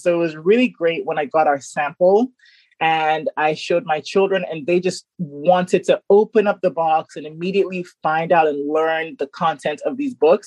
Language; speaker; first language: English; native; English